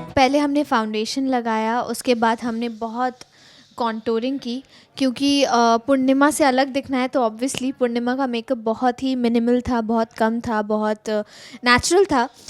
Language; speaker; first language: Hindi; native; Hindi